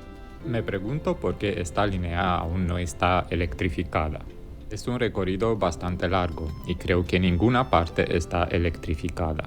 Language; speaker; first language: Spanish; non-native, fluent; Romanian